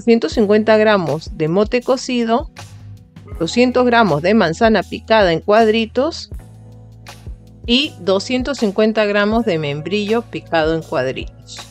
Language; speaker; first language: Spanish; native; Spanish